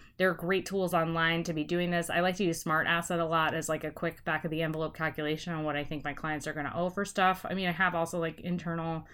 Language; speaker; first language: English; native; English